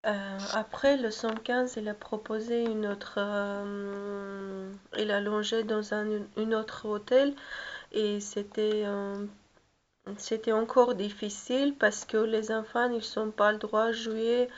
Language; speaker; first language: French; non-native, learner; Russian